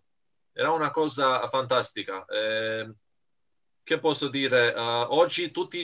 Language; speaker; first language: Italian; non-native, fluent; Romanian